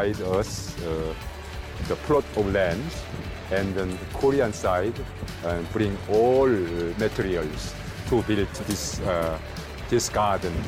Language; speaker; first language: English; non-native, learner; Korean